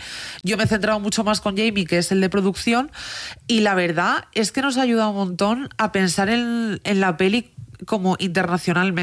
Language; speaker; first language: Spanish; native; Spanish